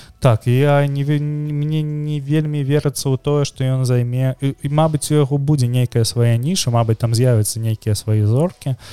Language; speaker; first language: Belarusian; non-native, local second language; Russian